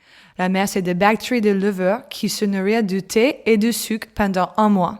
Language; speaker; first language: French; non-native, learner; English